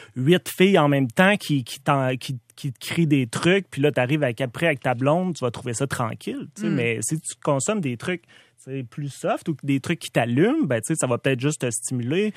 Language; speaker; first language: French; native; French